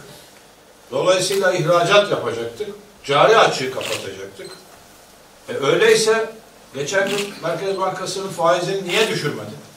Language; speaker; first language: Turkish; native; Turkish